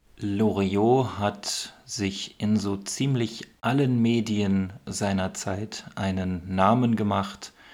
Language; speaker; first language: German; native; German